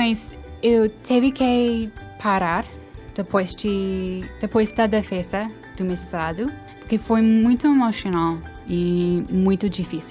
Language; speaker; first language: Portuguese; non-native, fluent; English